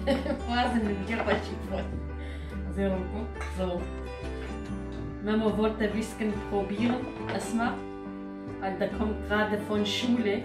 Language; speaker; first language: German; non-native, learner; Kurdish